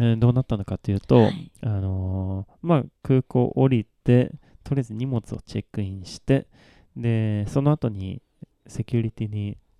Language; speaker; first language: Japanese; non-native, fluent; Swedish